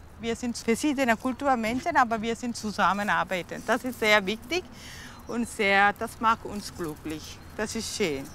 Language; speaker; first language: German; non-native, learner; Tamil